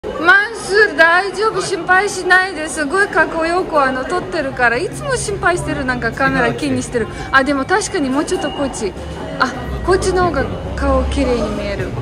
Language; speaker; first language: Japanese; non-native, fluent; Romanian